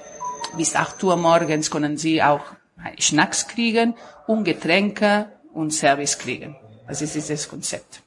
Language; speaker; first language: German; non-native, learner; Spanish